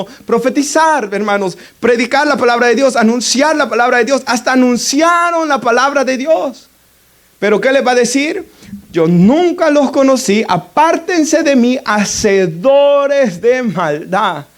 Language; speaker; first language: Spanish; native; Spanish